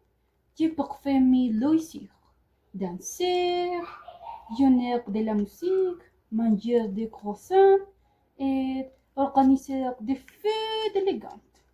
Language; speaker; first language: French; non-native, learner; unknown